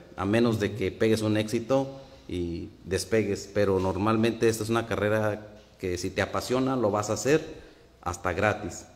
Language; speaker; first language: Spanish; native; Spanish